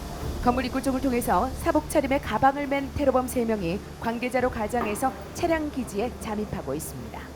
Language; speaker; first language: Korean; native; Korean